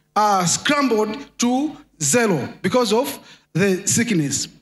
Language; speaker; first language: English; non-native, local second language; Nyanja